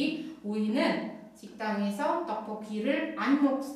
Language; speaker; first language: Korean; non-native, learner; Indonesian